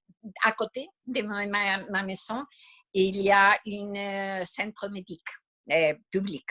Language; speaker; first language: French; non-native, fluent; Spanish